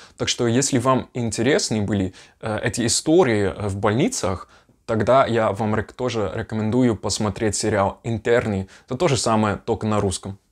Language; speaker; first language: Russian; non-native, fluent; Dutch